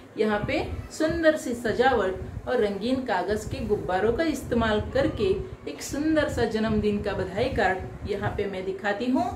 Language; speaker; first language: Hindi; non-native, local second language; Marathi